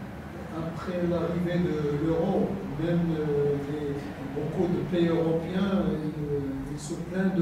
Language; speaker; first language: French; non-native, local second language; Arabic